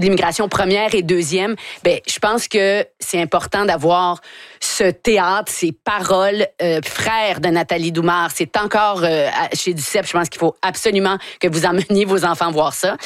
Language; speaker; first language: French; native; French